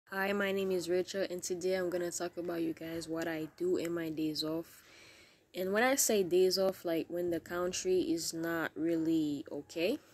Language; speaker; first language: English; non-native, learner; Haitian Creole